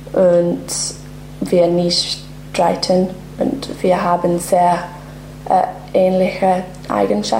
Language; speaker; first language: German; non-native, learner; English